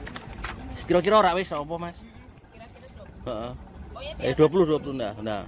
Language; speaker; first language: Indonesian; non-native, local second language; Javanese